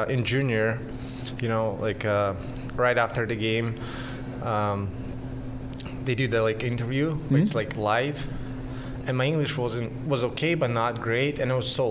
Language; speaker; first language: English; non-native, fluent; Russian